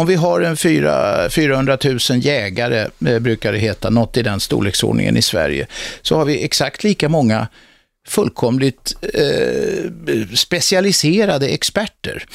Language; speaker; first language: Swedish; native; Swedish